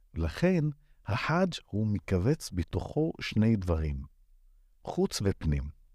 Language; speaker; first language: Hebrew; non-native, local second language; Arabic